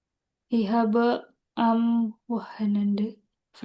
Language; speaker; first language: German; non-native, learner; Indonesian